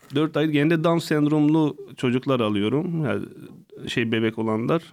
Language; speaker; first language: Turkish; non-native, local second language; Kurdish